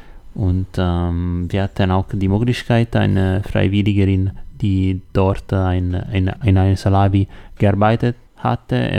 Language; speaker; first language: German; non-native, learner; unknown